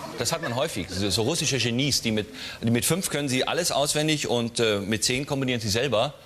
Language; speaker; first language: German; native; German